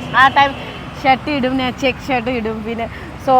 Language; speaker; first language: Malayalam; non-native, learner; Nepali